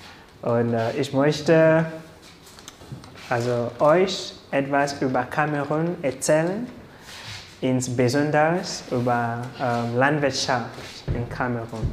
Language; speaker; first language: German; non-native, learner; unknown